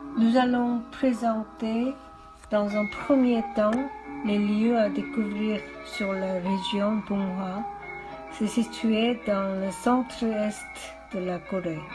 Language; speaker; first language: French; non-native, fluent; Korean